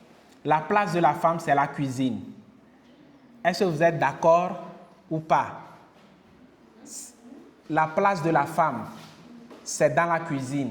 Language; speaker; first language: French; non-native, local second language; Kinyarwanda